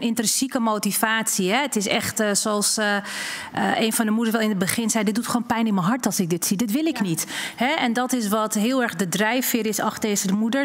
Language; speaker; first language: Dutch; native; Dutch